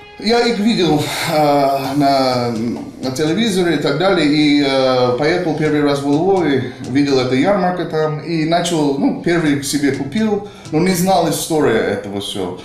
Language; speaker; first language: Russian; non-native, fluent; English